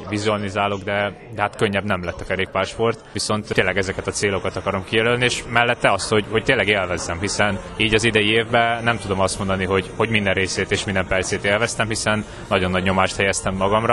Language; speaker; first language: Hungarian; native; Hungarian